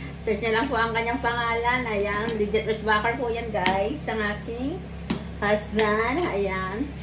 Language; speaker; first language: Filipino; non-native, local second language; Bikol